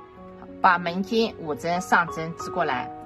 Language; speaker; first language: Chinese; native; Chinese